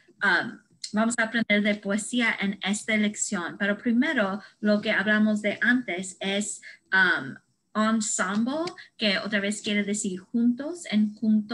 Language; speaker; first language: Spanish; non-native, learner; English